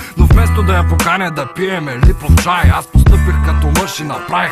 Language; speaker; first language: Bulgarian; native; Bulgarian